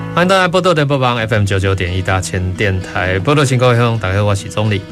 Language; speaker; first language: Chinese; non-native, fluent; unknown